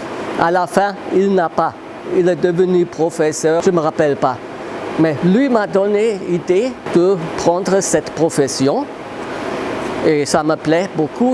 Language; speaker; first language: French; non-native, fluent; German